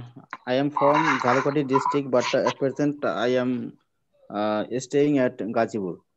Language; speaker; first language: English; non-native, learner; Bangla